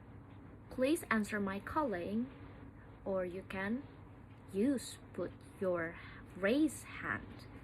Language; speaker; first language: English; non-native, learner; Indonesian